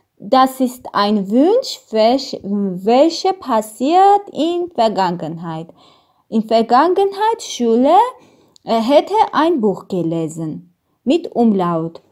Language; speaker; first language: German; non-native, learner; Armenian